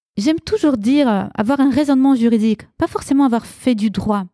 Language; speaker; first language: French; early bilingual, other home language; Romanian